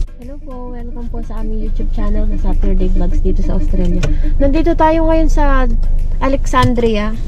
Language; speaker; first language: Filipino; native; Filipino